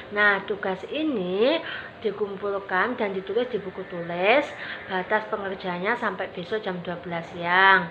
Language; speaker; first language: Indonesian; native; Indonesian